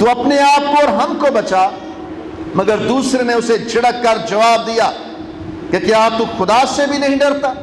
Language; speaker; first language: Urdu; non-native, local second language; Punjabi